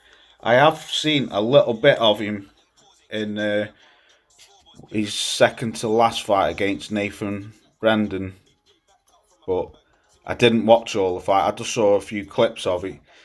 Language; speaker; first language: English; native; English